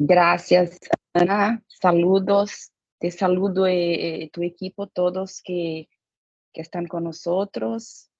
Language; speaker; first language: Spanish; non-native, fluent; Portuguese